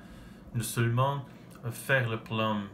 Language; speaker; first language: French; non-native, learner; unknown